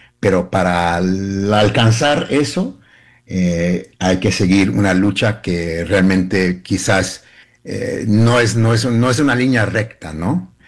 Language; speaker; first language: Spanish; early bilingual, heritage; Spanish